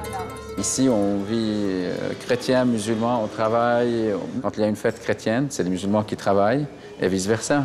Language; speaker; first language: French; non-native, local second language; Arabic